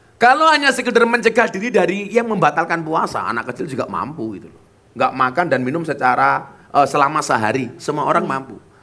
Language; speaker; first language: Indonesian; non-native, local second language; Javanese